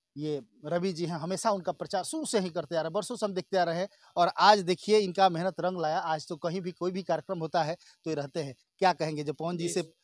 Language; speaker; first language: Hindi; native; Hindi